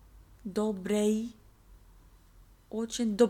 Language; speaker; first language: Russian; non-native, learner; English